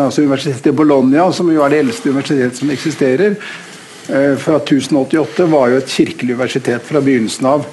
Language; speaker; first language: Norwegian; native; Norwegian